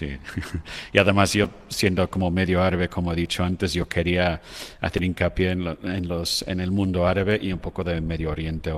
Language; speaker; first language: Spanish; non-native, fluent; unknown